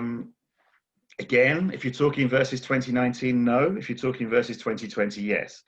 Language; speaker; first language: English; native; English